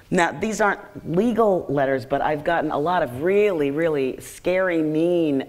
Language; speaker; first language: English; native; English